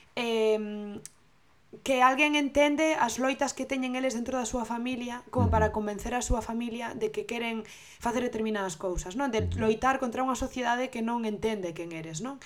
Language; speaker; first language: Galician; non-native, local second language; Spanish